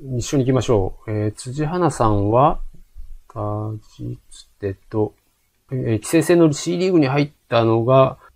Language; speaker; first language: Japanese; native; Japanese